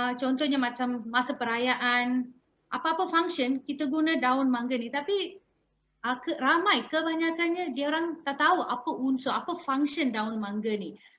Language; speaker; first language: Malay; non-native, local second language; Tamil